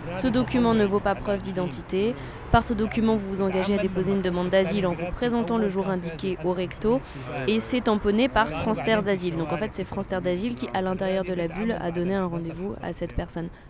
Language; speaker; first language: French; native; French